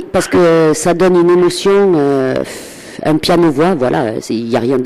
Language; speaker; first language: French; native; French